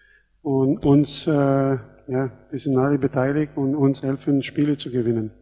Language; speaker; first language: German; non-native, fluent; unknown